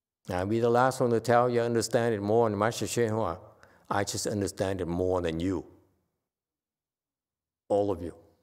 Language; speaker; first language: English; non-native, fluent; Vietnamese